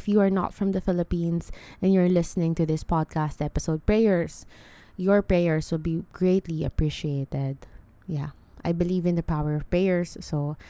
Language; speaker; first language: English; non-native, local second language; Filipino